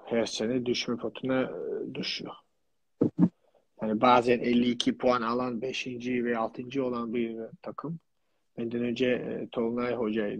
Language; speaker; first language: Turkish; non-native, fluent; Georgian